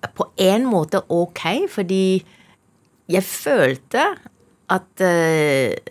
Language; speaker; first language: Norwegian; non-native, fluent; Malay